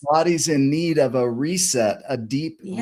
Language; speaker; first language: English; native; English